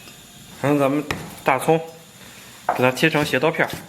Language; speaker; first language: Chinese; native; Chinese